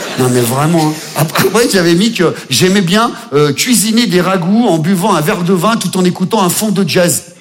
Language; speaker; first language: French; native; French